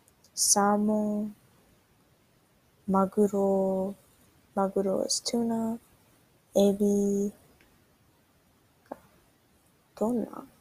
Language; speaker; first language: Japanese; early bilingual, heritage; Japanese